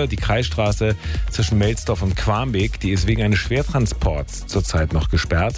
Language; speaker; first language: German; native; German